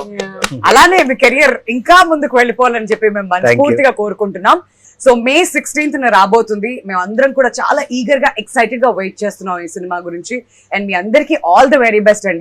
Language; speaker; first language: Telugu; native; Telugu